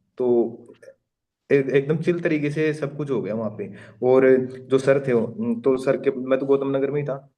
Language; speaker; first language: Hindi; native; Hindi